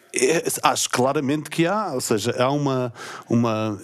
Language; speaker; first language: Portuguese; native; Portuguese